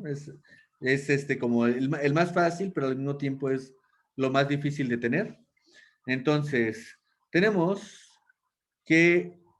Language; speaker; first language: Spanish; native; Spanish